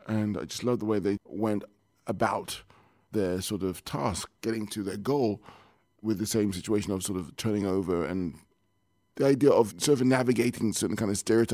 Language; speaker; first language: English; native; English